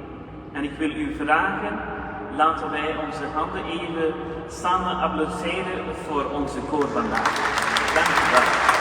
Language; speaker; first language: Dutch; non-native, fluent; Urdu